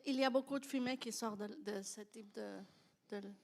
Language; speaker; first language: French; non-native, fluent; Spanish